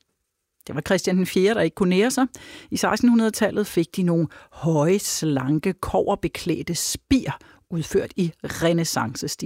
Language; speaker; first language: Danish; native; Danish